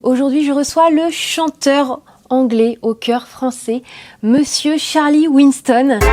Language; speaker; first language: French; native; French